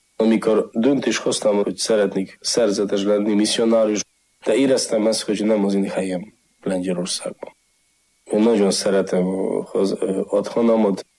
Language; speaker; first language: Hungarian; non-native, fluent; Polish